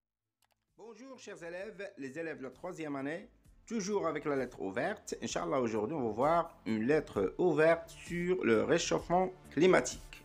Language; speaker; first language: French; non-native, local second language; Arabic